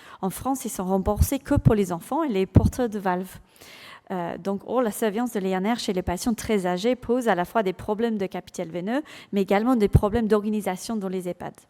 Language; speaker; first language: French; non-native, fluent; English